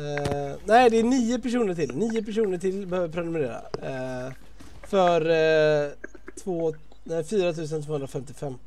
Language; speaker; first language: Swedish; native; Swedish